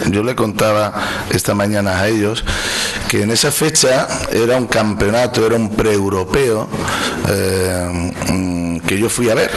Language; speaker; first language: Spanish; native; Spanish